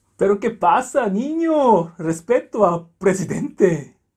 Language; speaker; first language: Spanish; non-native, learner; Korean